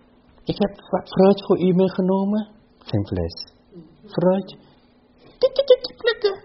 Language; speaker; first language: Dutch; non-native, fluent; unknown